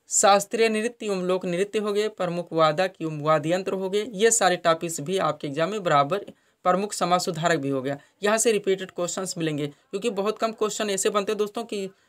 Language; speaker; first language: Hindi; native; Hindi